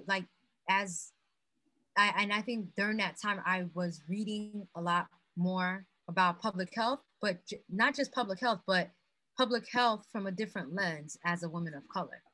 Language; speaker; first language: English; non-native, fluent; Haitian Creole